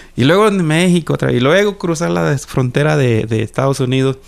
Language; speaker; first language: Spanish; native; Spanish